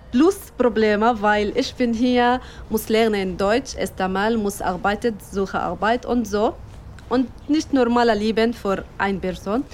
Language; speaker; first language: German; non-native, learner; Arabic